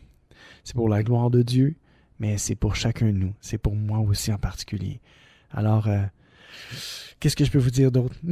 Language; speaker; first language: French; native; French